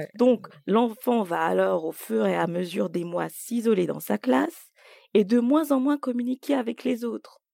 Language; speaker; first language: French; native; French